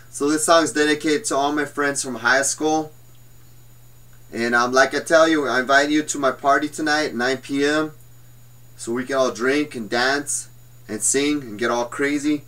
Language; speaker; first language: English; native; English